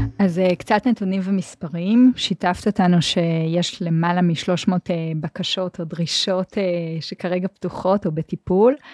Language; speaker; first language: Hebrew; native; Hebrew